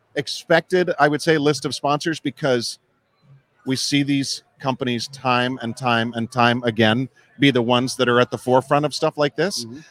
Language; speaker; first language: English; native; English